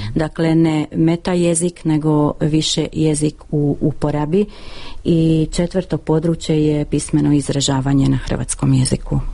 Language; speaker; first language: Croatian; early bilingual, heritage; Croatian